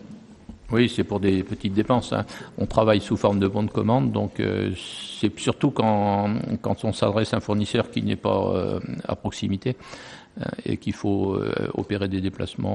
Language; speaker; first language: French; native; French